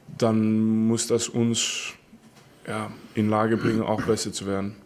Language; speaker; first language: German; non-native, fluent; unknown